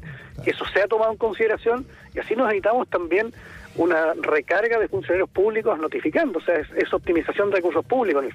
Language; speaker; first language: Spanish; native; Spanish